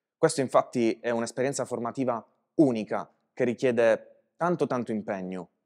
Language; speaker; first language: Italian; native; Italian